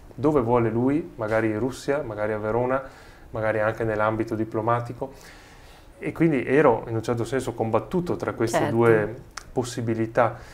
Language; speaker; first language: Italian; native; Italian